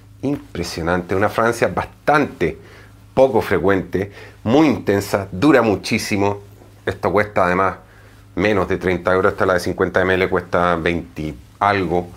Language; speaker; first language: Spanish; native; Spanish